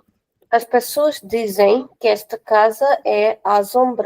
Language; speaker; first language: Portuguese; non-native, fluent; Hindi